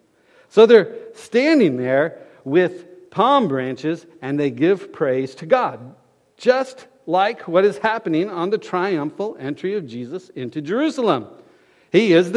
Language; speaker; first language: English; native; English